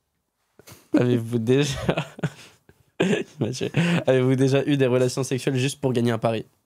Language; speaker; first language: French; native; French